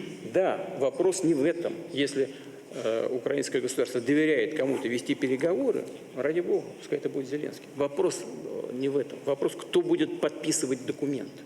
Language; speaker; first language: Russian; native; Russian